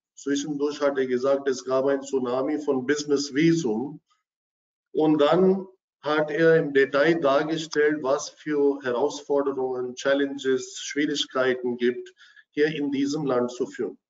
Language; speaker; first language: German; non-native, fluent; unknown